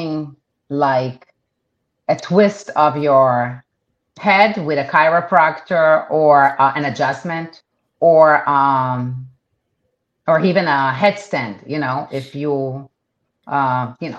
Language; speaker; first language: English; non-native, fluent; Hebrew